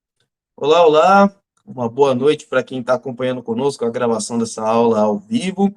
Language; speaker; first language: Portuguese; native; Portuguese